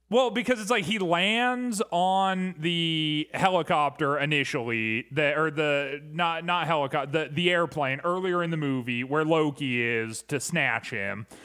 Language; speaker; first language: English; native; English